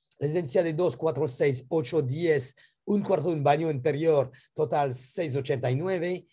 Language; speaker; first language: Spanish; non-native, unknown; French